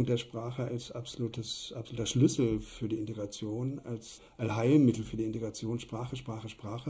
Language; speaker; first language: German; native; German